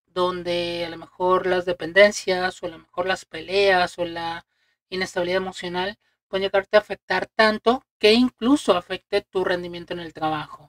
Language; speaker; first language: Spanish; native; Spanish